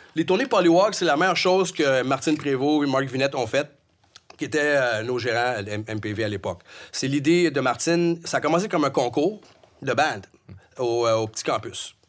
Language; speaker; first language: French; native; French